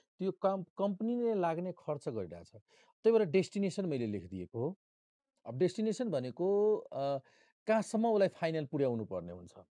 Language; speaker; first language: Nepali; non-native, local second language; Maithili